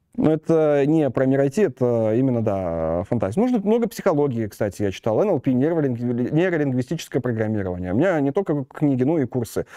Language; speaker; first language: Russian; native; Russian